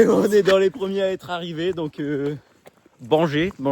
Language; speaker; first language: French; native; French